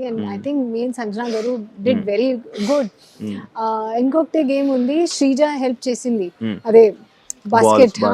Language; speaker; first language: Telugu; non-native, learner; Hindi